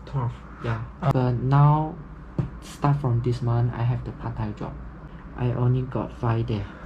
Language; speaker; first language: English; non-native, learner; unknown